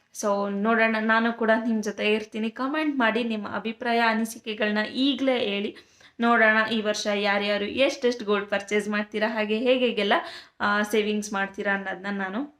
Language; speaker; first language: Kannada; native; Kannada